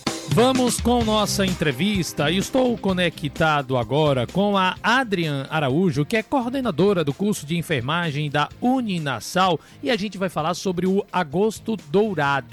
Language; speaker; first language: Portuguese; native; Portuguese